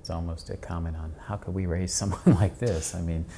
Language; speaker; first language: English; native; English